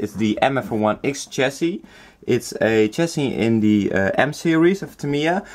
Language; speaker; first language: English; non-native, fluent; Dutch